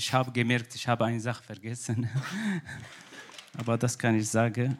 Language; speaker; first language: German; non-native, learner; Kurdish